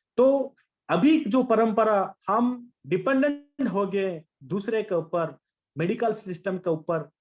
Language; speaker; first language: Hindi; non-native, local second language; Bangla